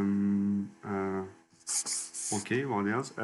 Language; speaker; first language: English; non-native, learner; Turkish